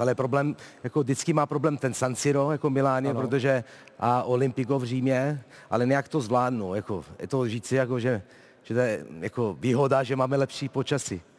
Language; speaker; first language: Czech; non-native, fluent; Italian